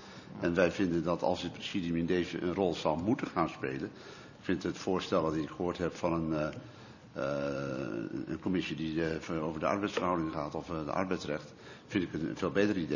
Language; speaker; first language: Dutch; native; Dutch